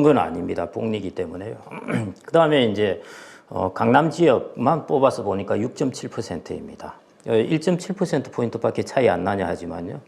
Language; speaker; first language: Korean; native; Korean